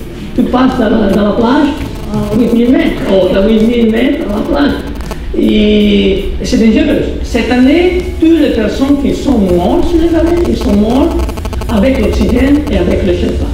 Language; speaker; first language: French; non-native, learner; Italian